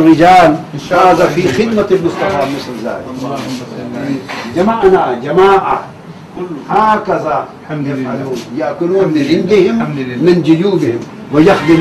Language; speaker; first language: Arabic; non-native, learner; Urdu